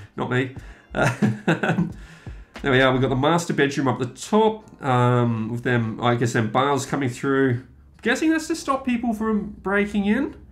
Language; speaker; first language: English; native; English